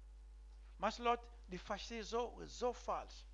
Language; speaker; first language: German; non-native, learner; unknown